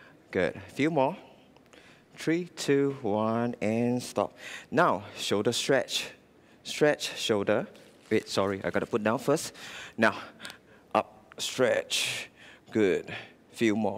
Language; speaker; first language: English; non-native, local second language; Chinese